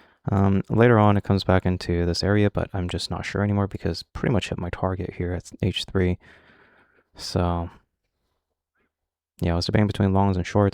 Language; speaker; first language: English; native; English